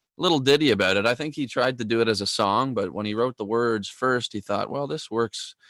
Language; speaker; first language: English; native; English